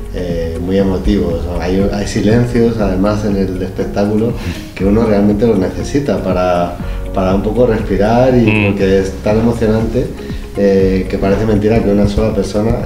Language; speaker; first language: Spanish; native; Spanish